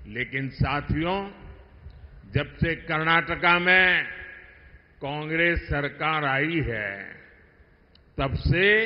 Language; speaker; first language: Hindi; non-native, local second language; Gujarati